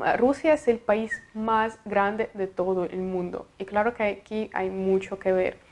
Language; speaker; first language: Spanish; non-native, fluent; Russian